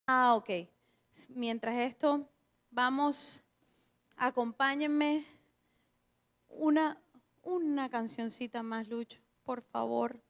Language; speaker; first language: Spanish; native; Spanish